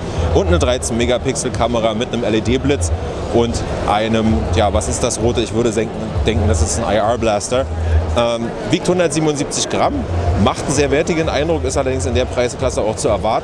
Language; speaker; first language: German; native; German